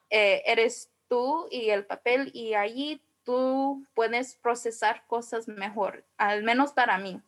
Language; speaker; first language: Spanish; early bilingual, heritage; Spanish